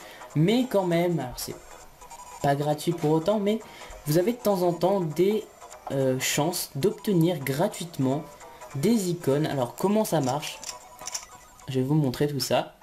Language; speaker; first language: French; native; French